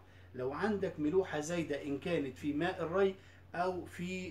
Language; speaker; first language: Arabic; native; Arabic